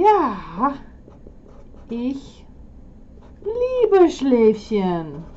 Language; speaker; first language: German; non-native, fluent; English